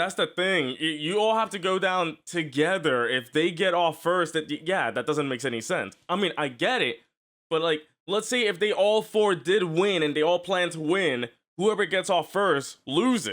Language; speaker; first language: English; native; English